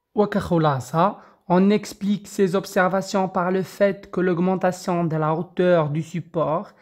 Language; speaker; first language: French; non-native, local second language; Arabic